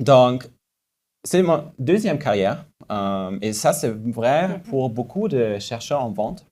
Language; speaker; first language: French; non-native, fluent; German